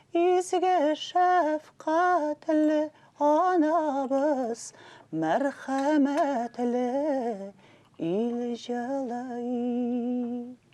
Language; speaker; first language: Tatar; non-native, local second language; Russian